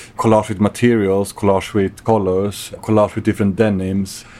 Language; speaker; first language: English; non-native, fluent; Swedish